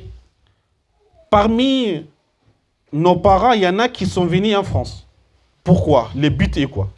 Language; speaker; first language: French; early bilingual, other home language; Soninke